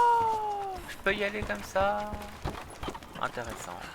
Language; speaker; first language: French; native; French